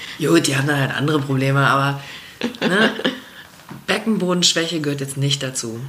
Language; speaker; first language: German; native; German